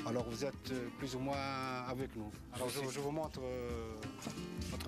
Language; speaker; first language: French; non-native, local second language; Arabic